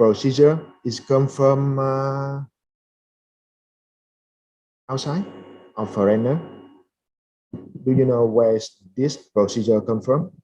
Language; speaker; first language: English; non-native, fluent; Vietnamese